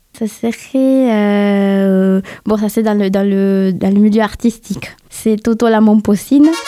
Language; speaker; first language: French; non-native, fluent; Spanish